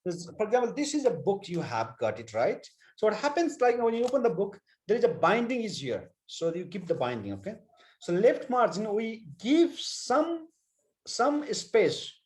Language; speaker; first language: English; non-native, local second language; Nepali